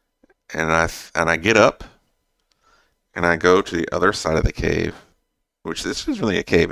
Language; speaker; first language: English; native; English